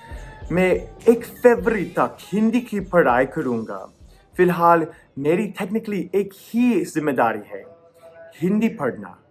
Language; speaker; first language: Hindi; non-native, fluent; English